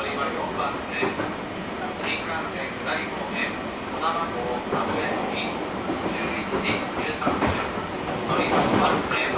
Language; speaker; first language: Japanese; native; Japanese